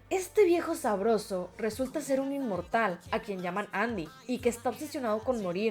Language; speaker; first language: Spanish; native; Spanish